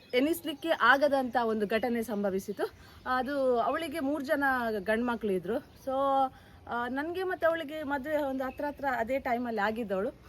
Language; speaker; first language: Kannada; non-native, local second language; Tulu